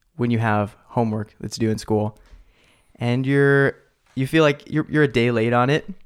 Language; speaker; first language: English; native; English